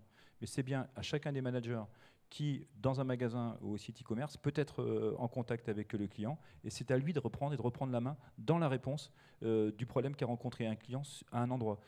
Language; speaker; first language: French; native; French